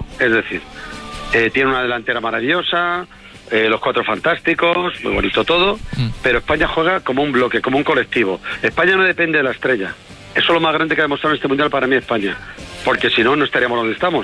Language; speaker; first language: Spanish; native; Spanish